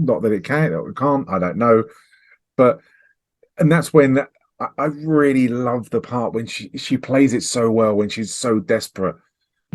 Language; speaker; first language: English; native; English